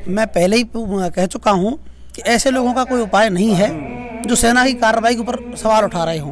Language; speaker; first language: Hindi; native; Hindi